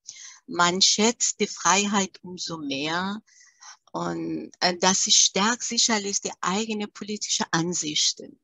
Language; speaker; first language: German; early bilingual, other home language; Persian